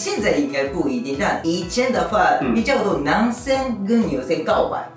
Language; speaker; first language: Chinese; non-native, learner; Japanese